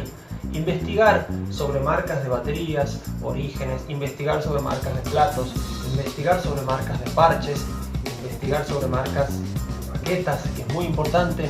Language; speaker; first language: Spanish; native; Spanish